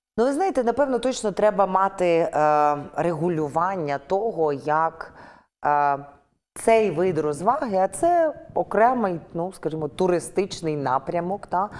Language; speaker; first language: Ukrainian; native; Ukrainian